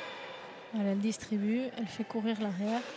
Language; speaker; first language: French; native; French